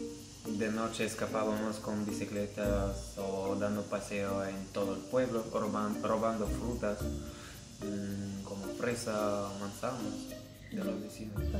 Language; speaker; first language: Spanish; non-native, fluent; Lithuanian